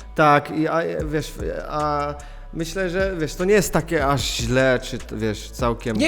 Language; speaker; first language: Polish; early bilingual, heritage; Polish